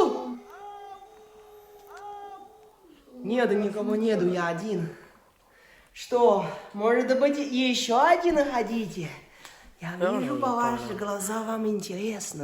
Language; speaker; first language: Russian; non-native, learner; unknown